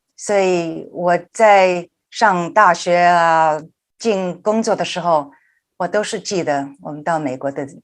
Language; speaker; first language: Chinese; early bilingual, heritage; Chinese